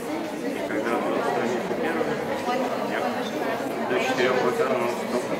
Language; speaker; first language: Russian; non-native, local second language; Latvian